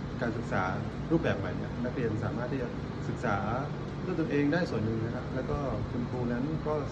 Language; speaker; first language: Thai; native; Thai